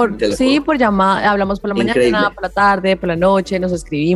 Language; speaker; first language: Spanish; native; Spanish